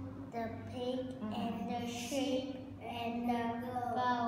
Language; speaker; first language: English; non-native, learner; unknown